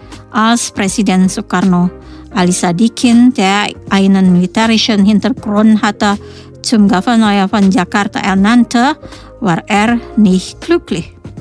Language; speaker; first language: German; non-native, fluent; Indonesian